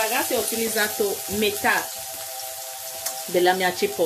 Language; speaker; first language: Italian; non-native, learner; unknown